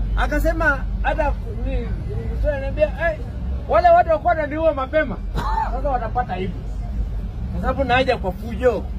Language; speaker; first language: Swahili; non-native, local second language; Luo (Kenya and Tanzania)